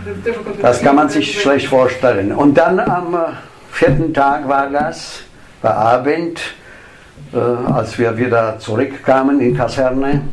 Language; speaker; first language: German; non-native, fluent; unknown